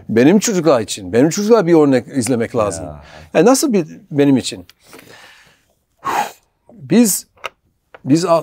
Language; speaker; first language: Turkish; non-native, learner; English